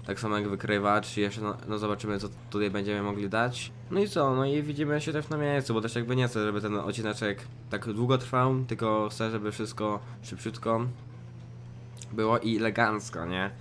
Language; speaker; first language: Polish; native; Polish